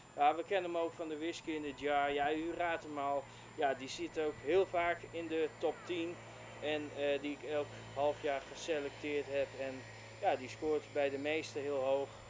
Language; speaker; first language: Dutch; native; Dutch